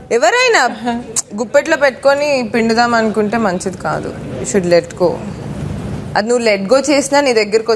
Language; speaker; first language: Telugu; native; Telugu